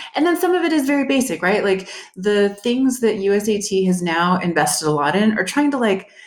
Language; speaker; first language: English; native; English